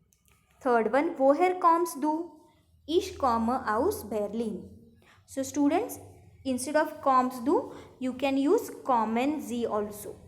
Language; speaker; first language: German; non-native, fluent; Marathi